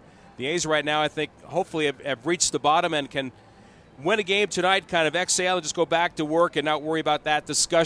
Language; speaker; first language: English; native; English